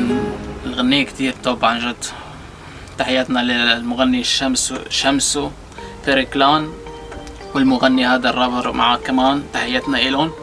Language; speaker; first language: Arabic; native; Arabic